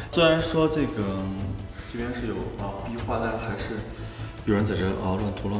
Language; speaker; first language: Chinese; native; Chinese